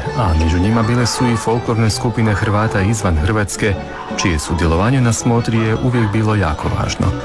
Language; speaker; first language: Croatian; native; Croatian